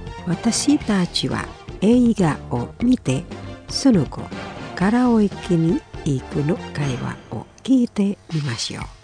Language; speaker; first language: Japanese; non-native, fluent; Indonesian